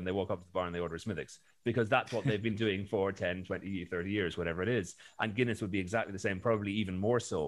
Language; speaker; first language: English; native; English